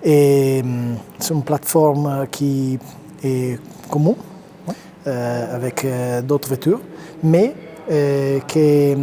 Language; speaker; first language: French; non-native, learner; Italian